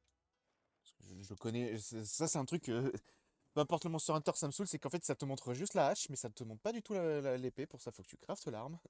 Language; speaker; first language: French; native; French